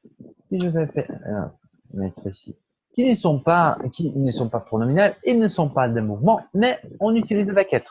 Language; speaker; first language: French; non-native, fluent; Portuguese